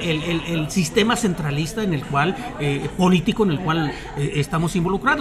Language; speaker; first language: Spanish; native; Spanish